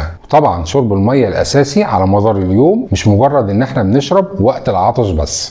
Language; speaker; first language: Arabic; native; Arabic